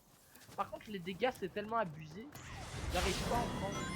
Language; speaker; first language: French; native; French